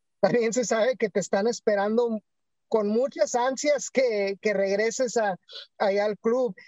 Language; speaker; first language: Spanish; native; Spanish